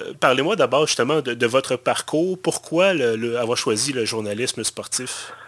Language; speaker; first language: French; native; French